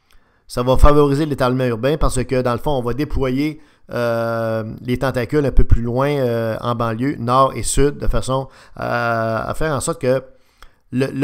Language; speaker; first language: French; native; French